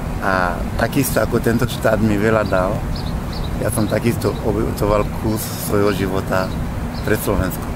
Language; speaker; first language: Slovak; non-native, fluent; Bambara